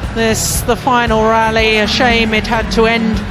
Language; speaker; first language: English; native; English